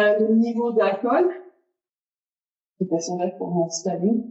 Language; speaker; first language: French; non-native, fluent; English